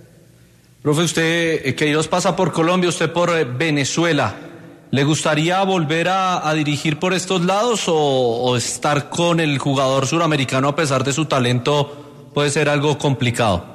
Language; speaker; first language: Spanish; native; Spanish